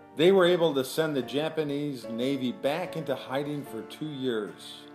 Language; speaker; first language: English; native; English